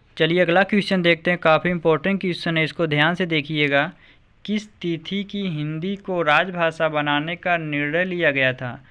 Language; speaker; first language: Hindi; native; Hindi